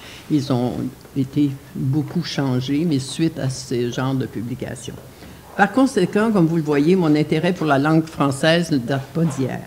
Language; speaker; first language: French; native; French